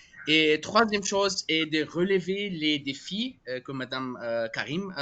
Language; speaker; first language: French; non-native, fluent; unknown